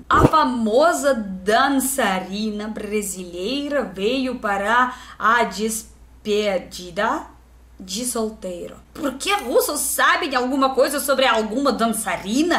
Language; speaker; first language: Portuguese; non-native, learner; Russian